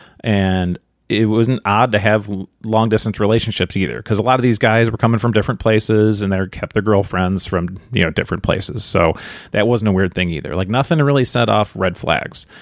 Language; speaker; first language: English; native; English